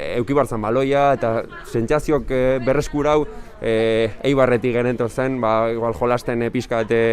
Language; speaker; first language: Basque; non-native, local second language; Spanish